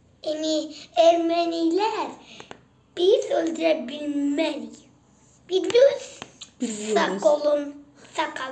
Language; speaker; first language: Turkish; non-native, learner; Azerbaijani